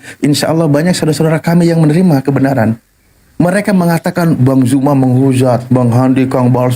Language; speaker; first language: Indonesian; native; Indonesian